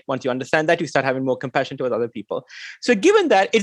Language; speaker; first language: English; non-native, local second language; Sinhala